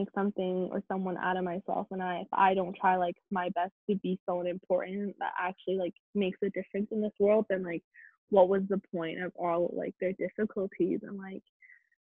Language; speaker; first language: English; native; English